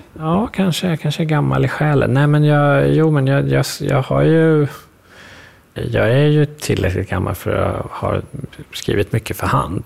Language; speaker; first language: Swedish; early bilingual, other home language; Persian